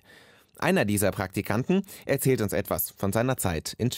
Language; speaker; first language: German; native; German